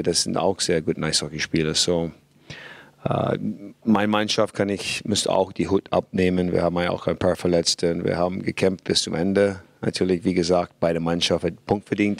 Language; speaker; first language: German; non-native, fluent; English